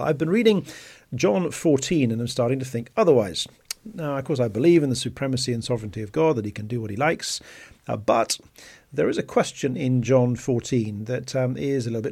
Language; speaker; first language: English; native; English